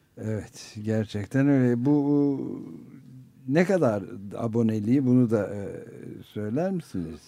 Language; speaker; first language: Turkish; native; Turkish